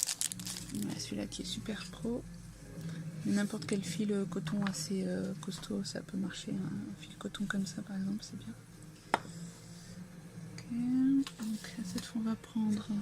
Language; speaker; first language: French; native; French